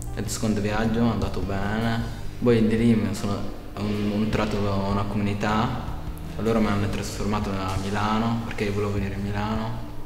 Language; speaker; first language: Italian; non-native, learner; Arabic